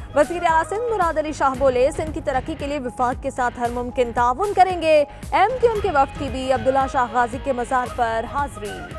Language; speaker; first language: Urdu; native; Urdu